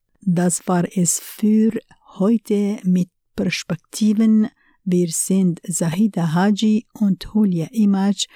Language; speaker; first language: German; non-native, fluent; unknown